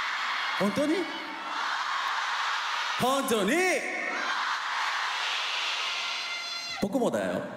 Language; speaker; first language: Japanese; non-native, learner; Korean